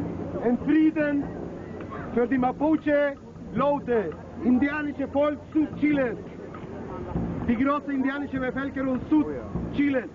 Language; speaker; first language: German; non-native, learner; Spanish